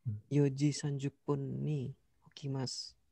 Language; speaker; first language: Japanese; non-native, learner; Indonesian